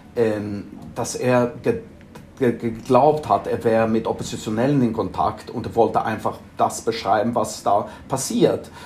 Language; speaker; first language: German; non-native, fluent; Swedish